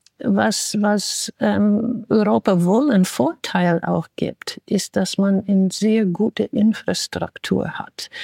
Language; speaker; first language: German; non-native, fluent; English